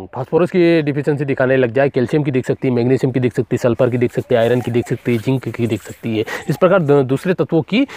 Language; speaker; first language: Hindi; native; Hindi